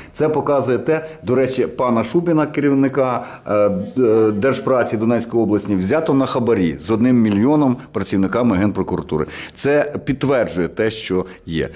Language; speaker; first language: Ukrainian; non-native, local second language; Russian